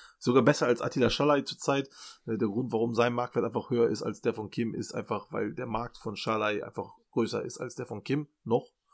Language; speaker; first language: German; early bilingual, other home language; Turkish